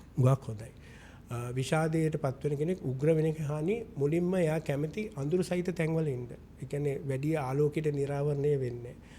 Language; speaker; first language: Sinhala; non-native, local second language; Malay